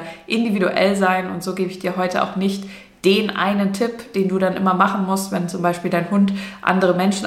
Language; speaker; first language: German; native; German